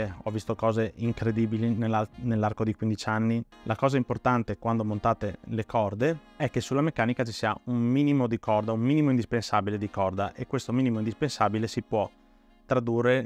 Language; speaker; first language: Italian; native; Italian